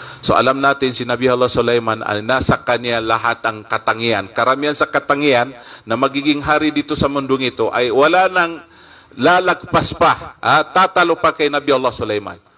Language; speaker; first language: Filipino; non-native, local second language; Maguindanaon